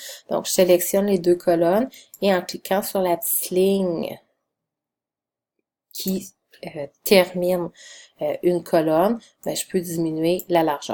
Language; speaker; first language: French; native; French